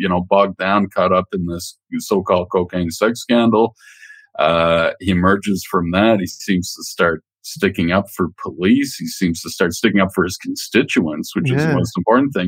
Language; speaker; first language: English; native; English